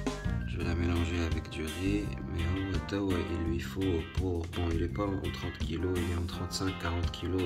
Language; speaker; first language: French; non-native, local second language; Arabic